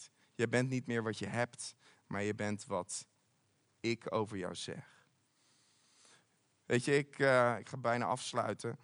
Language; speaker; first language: Dutch; native; Dutch